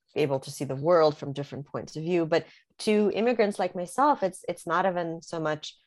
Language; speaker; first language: English; early bilingual, other home language; Russian